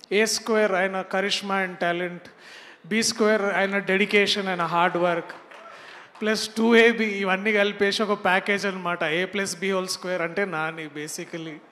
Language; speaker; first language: Telugu; native; Telugu